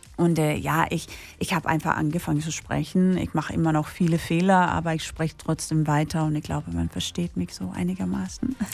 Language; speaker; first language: German; non-native, fluent; English